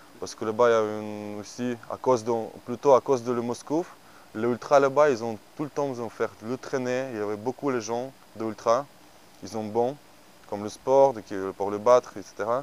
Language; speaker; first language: French; non-native, learner; Ukrainian